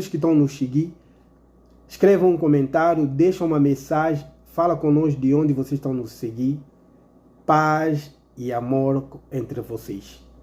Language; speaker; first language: Portuguese; non-native, fluent; Lingala